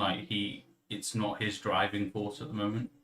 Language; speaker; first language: English; native; English